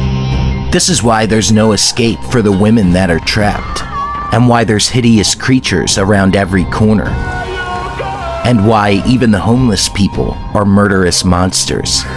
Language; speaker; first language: English; native; English